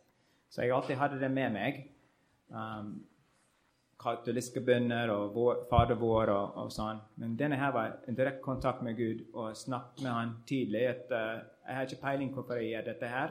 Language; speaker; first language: Norwegian; non-native, learner; English